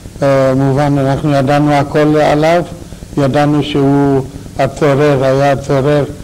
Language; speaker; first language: Hebrew; non-native, fluent; Romanian